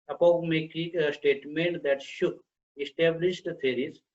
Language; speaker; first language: English; non-native, local second language; Marathi